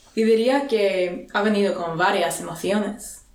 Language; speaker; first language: Spanish; non-native, fluent; Swedish